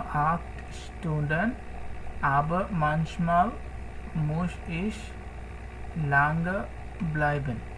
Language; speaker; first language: German; non-native, learner; Bangla